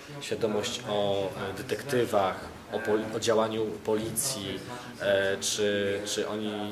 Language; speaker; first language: Polish; native; Polish